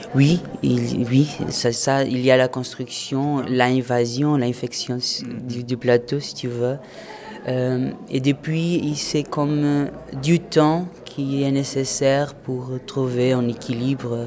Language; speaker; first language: French; non-native, fluent; Portuguese